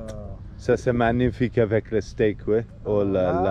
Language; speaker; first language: French; non-native, learner; English